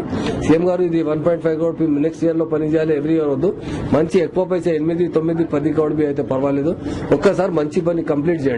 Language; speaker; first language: Telugu; non-native, local second language; Urdu